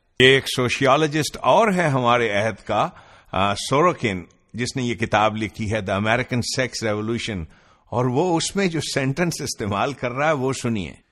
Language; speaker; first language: Urdu; non-native, local second language; Punjabi